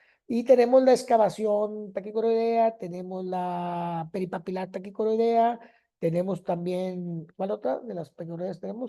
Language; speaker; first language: Spanish; native; Spanish